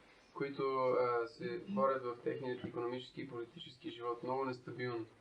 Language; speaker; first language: Bulgarian; native; Bulgarian